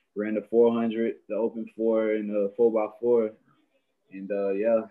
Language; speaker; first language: English; native; English